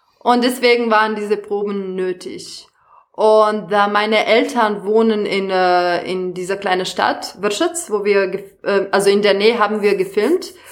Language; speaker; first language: German; non-native, fluent; Serbian